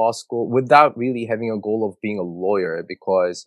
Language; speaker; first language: English; non-native, fluent; Korean